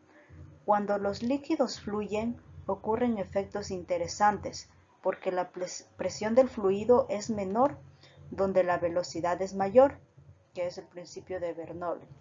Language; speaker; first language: Spanish; native; Spanish